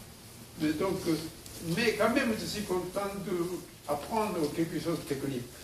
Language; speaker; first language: French; non-native, learner; Japanese